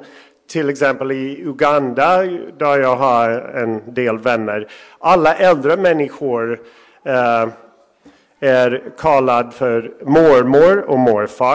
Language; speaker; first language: Swedish; non-native, fluent; English